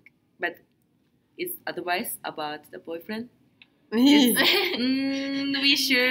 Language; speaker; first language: English; non-native, learner; Japanese